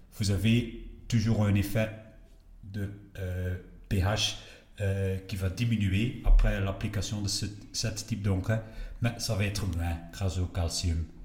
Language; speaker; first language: French; non-native, local second language; Dutch